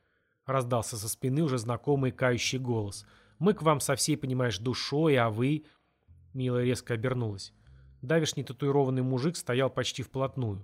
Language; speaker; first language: Russian; native; Russian